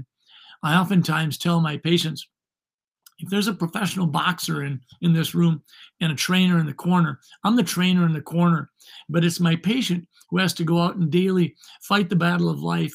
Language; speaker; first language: English; native; English